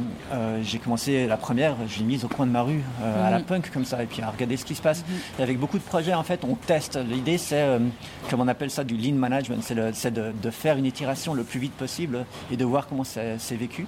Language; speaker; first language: French; native; French